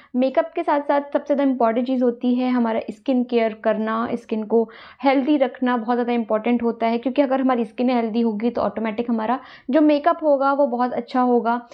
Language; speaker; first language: Hindi; native; Hindi